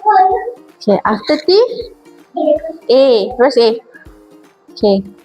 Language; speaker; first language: English; non-native, local second language; Malay